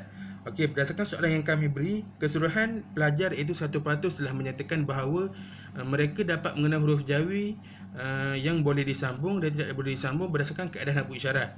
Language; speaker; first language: Malay; native; Malay